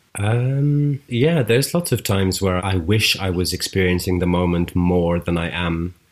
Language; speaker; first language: English; native; English